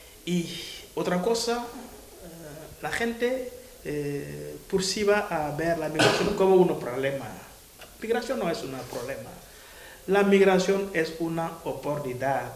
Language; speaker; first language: Spanish; non-native, fluent; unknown